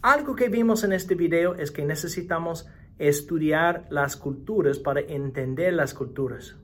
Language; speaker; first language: Spanish; non-native, fluent; English